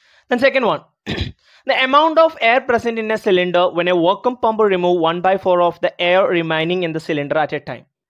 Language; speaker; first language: English; non-native, local second language; Malayalam